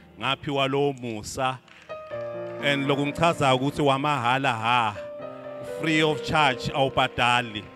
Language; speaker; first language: Zulu; non-native, local second language; Swati